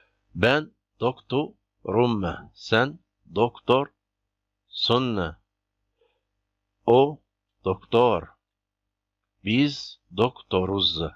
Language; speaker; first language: Turkish; non-native, fluent; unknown